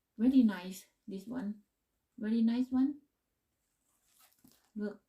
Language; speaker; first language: English; non-native, learner; Thai